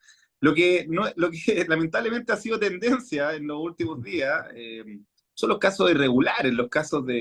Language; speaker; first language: Spanish; native; Spanish